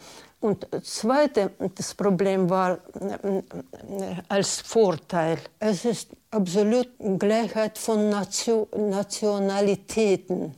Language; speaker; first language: German; non-native, learner; Russian